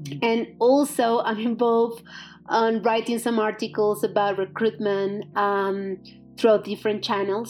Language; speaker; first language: English; non-native, fluent; Spanish